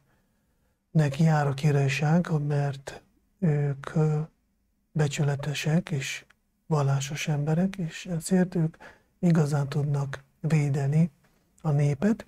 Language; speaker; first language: Hungarian; non-native, fluent; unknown